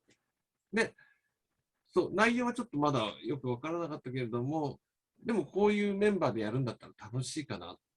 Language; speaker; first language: Japanese; native; Japanese